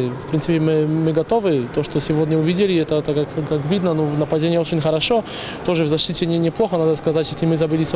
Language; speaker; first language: Russian; non-native, fluent; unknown